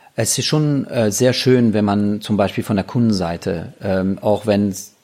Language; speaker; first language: German; non-native, fluent; French